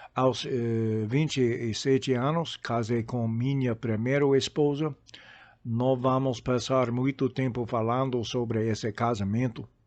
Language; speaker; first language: Portuguese; non-native, fluent; English